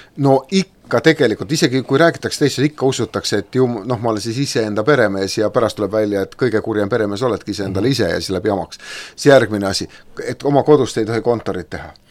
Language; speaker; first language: Estonian; native; Estonian